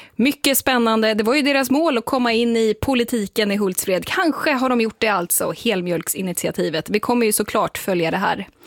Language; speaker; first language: Swedish; native; Swedish